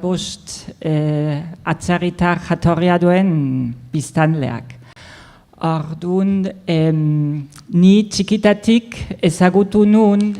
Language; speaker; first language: Basque; non-native, fluent; German